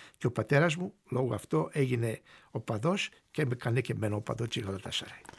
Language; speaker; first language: Greek; native; Greek